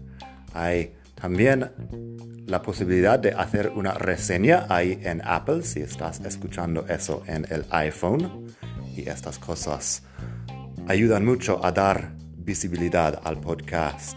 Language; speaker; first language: Spanish; non-native, fluent; English